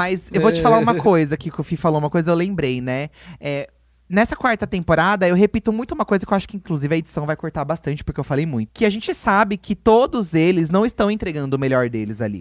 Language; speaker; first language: Portuguese; native; Portuguese